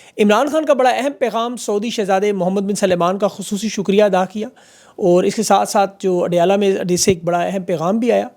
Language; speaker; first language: Urdu; native; Urdu